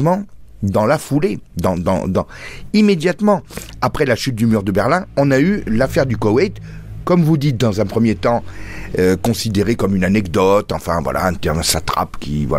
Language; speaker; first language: French; native; French